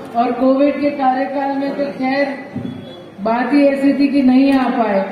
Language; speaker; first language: Hindi; non-native, local second language; Marathi